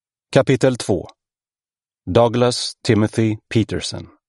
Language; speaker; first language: Swedish; native; Swedish